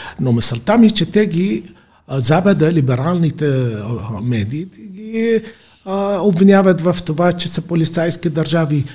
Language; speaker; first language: Bulgarian; non-native, fluent; Arabic